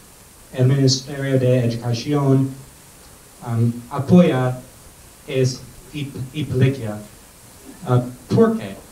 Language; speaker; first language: Spanish; non-native, learner; Korean